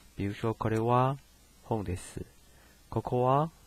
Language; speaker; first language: Japanese; non-native, fluent; Chinese